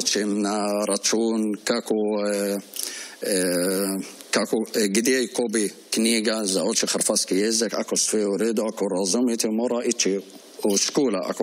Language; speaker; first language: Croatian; non-native, learner; Arabic